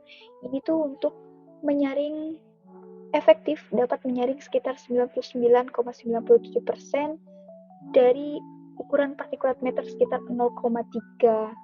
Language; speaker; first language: Indonesian; native; Indonesian